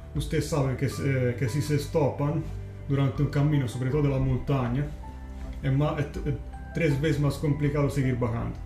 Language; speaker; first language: Spanish; non-native, learner; Italian